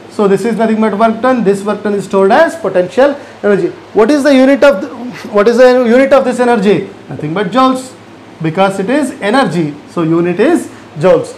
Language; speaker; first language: English; non-native, local second language; Kannada